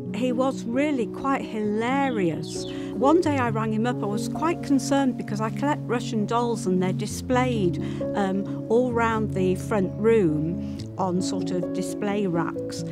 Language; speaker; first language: English; native; English